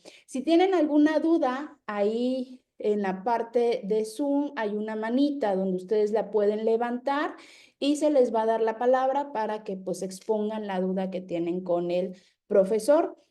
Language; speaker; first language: Spanish; native; Spanish